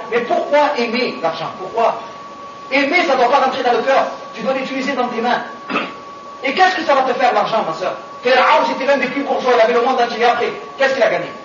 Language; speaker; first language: French; non-native, local second language; Arabic